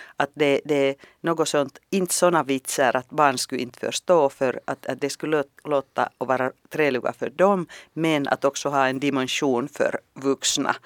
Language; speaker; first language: Swedish; non-native, fluent; Finnish